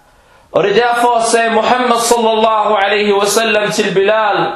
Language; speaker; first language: Danish; non-native, fluent; Arabic